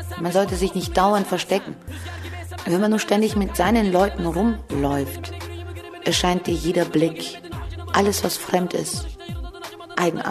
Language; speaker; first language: German; early bilingual, other home language; Turkish